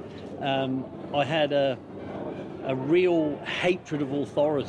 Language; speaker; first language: English; native; English